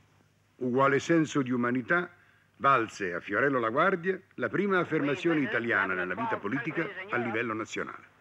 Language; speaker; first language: Italian; native; Italian